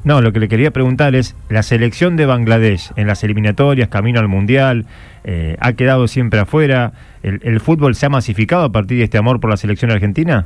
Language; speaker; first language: Spanish; native; Spanish